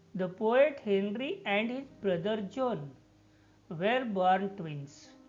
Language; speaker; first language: English; non-native, local second language; Marathi